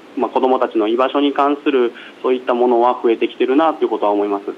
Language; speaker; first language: Japanese; native; Japanese